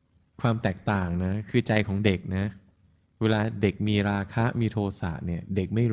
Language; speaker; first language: Thai; native; Thai